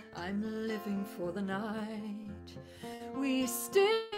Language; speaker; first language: English; native; English